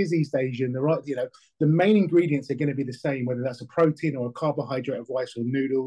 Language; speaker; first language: English; native; English